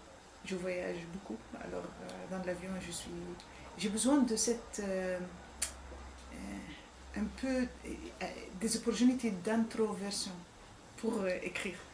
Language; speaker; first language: French; non-native, fluent; Arabic